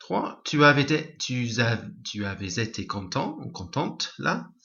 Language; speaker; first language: French; non-native, fluent; English